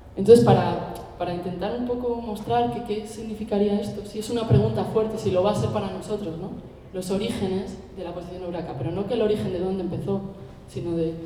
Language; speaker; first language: Spanish; native; Spanish